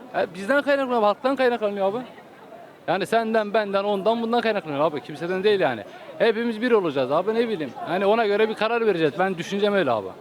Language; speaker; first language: Turkish; native; Turkish